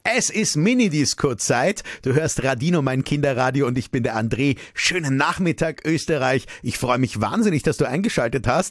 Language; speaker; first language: German; native; German